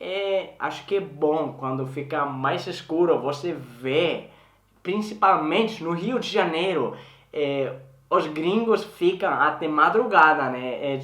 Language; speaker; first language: Portuguese; non-native, learner; Swedish